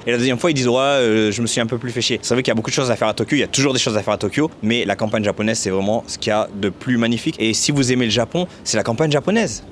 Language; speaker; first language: French; native; French